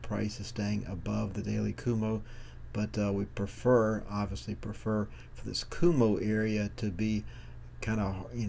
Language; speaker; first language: English; native; English